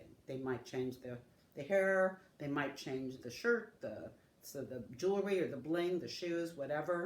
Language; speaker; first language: English; native; English